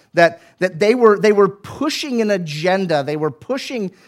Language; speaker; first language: English; native; English